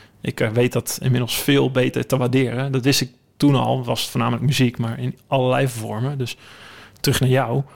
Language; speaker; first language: Dutch; native; Dutch